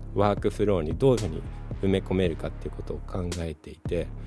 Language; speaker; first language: Japanese; early bilingual, other home language; Spanish